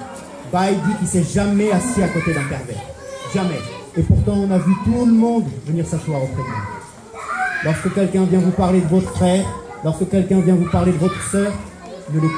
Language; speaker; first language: French; native; French